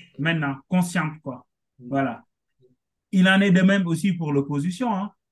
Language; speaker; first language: French; non-native, local second language; Wolof